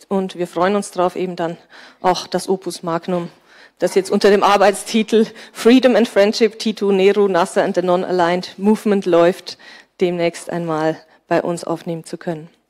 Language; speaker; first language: German; native; German